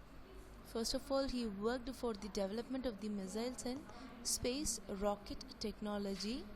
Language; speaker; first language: English; non-native, local second language; Tamil